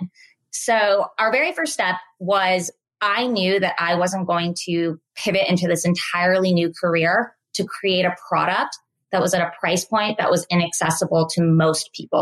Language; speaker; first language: English; native; English